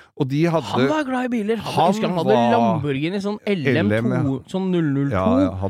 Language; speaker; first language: Norwegian; native; Norwegian